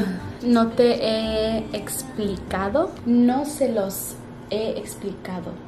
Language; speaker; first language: Spanish; early bilingual, heritage; Spanish